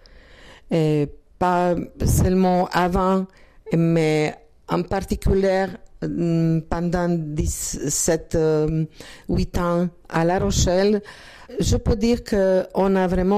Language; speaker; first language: French; non-native, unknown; Croatian